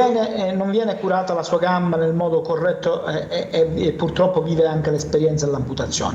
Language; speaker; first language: Italian; native; Italian